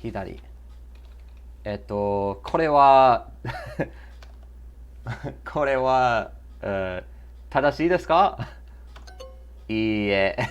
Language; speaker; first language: Japanese; non-native, learner; English